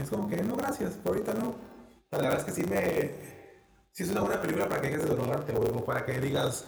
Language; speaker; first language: Spanish; native; Spanish